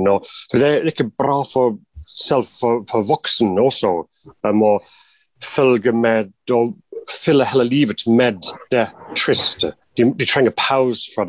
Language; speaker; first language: Norwegian; non-native, fluent; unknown